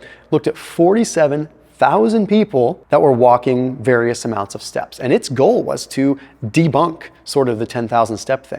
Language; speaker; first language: English; native; English